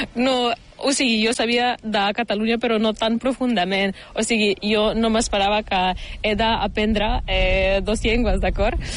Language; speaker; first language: Catalan; non-native, learner; Ukrainian